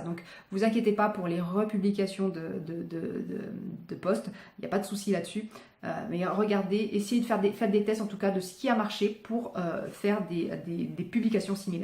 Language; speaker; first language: French; native; French